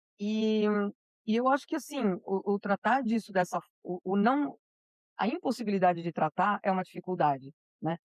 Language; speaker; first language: Portuguese; early bilingual, other home language; Spanish